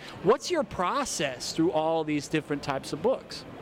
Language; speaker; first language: English; native; English